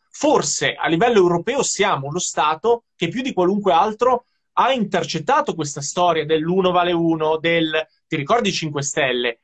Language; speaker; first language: Italian; native; Italian